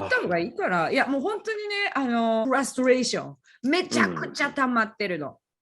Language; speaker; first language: Japanese; native; Japanese